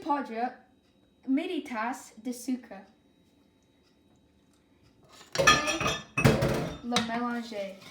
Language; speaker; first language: French; non-native, learner; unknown